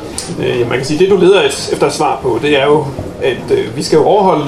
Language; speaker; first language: Danish; native; Danish